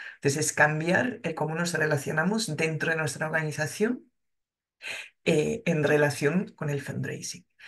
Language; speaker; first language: Spanish; non-native, fluent; French